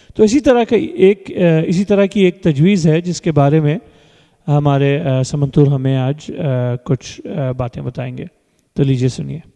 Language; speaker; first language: Urdu; early bilingual, heritage; Urdu